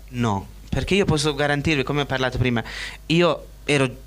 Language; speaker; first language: Italian; non-native, learner; Bosnian